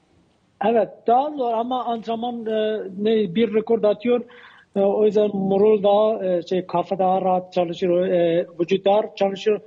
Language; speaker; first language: Turkish; non-native, learner; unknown